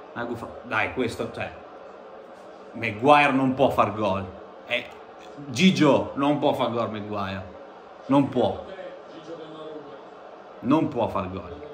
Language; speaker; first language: Italian; native; Italian